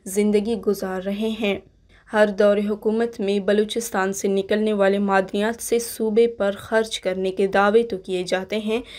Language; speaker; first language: Urdu; non-native, local second language; Baluchi